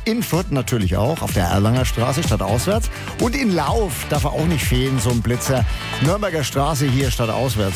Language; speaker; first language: German; native; German